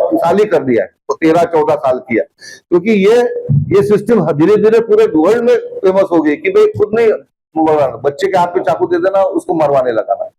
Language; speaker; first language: Hindi; non-native, local second language; Marathi